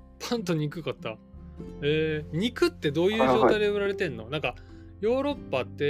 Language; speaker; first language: Japanese; native; Japanese